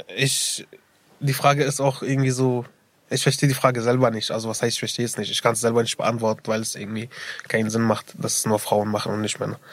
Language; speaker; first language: German; early bilingual, other home language; Arabic